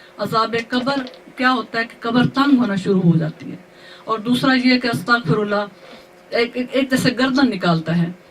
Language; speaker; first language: Urdu; native; Urdu